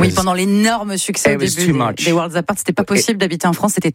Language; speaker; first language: French; native; French